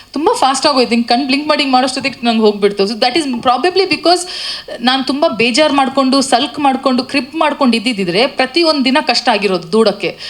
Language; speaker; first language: Kannada; non-native, local second language; Tulu